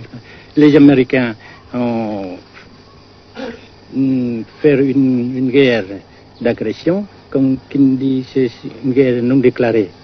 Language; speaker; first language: French; non-native, fluent; Vietnamese